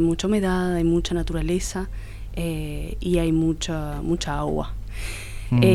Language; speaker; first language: Spanish; native; Spanish